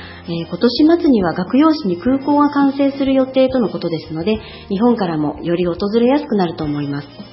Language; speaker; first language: Japanese; native; Japanese